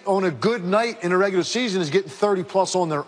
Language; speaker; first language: English; native; English